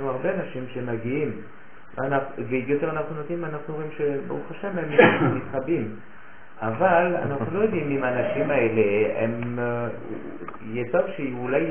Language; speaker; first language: Hebrew; non-native, fluent; French